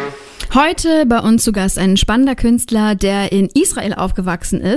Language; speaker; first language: German; native; German